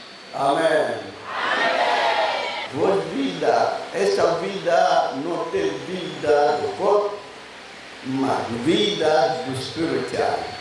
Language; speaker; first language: Portuguese; non-native, learner; Lingala